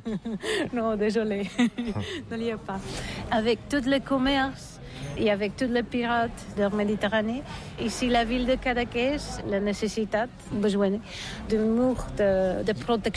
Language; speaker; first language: French; non-native, learner; Catalan